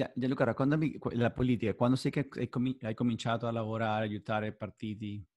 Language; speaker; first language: Italian; non-native, fluent; Spanish